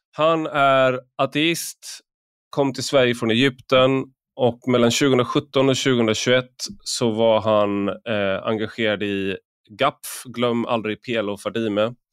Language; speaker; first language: Swedish; native; Swedish